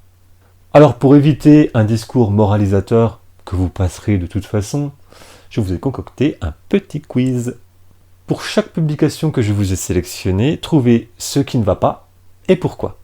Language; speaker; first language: French; native; French